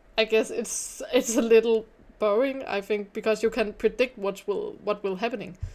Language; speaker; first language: English; non-native, fluent; Danish